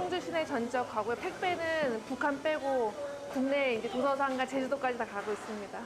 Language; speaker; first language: Korean; native; Korean